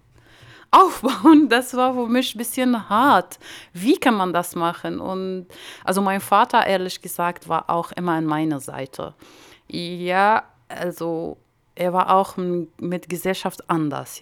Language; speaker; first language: German; non-native, learner; Arabic